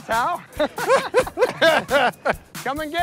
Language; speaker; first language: English; native; English